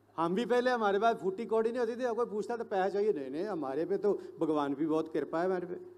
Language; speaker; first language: Hindi; non-native, local second language; Punjabi